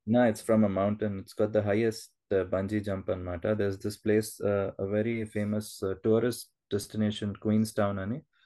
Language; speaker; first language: English; non-native, local second language; Telugu